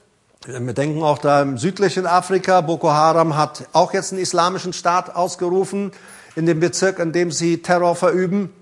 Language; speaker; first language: German; native; German